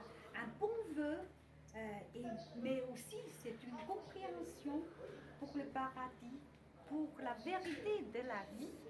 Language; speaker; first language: French; non-native, fluent; Chinese